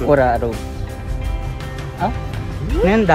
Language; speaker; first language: Japanese; non-native, learner; Filipino